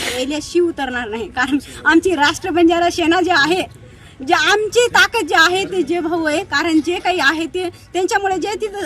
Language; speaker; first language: Marathi; non-native, local second language; Lambadi